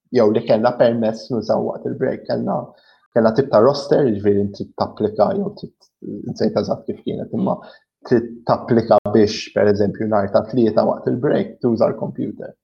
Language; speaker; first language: Maltese; early bilingual, other home language; English